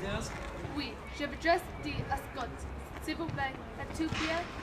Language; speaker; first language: French; non-native, learner; English